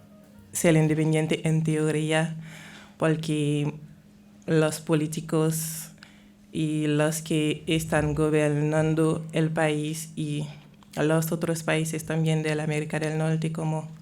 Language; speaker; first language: Spanish; non-native, fluent; Haitian Creole